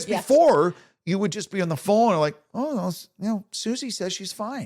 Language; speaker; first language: English; native; English